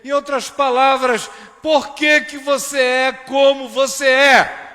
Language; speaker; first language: Portuguese; native; Portuguese